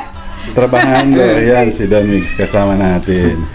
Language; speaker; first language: Filipino; non-native, local second language; Pampanga